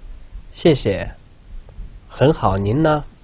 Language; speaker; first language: Chinese; non-native, local second language; Tibetan